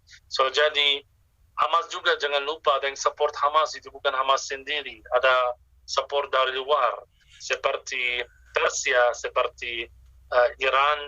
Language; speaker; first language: Indonesian; non-native, fluent; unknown